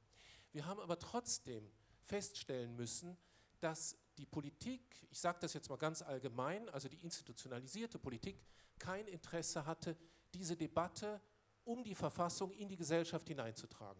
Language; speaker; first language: German; non-native, local second language; Luxembourgish